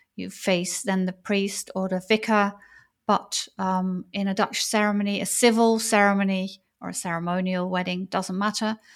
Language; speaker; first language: English; non-native, fluent; Dutch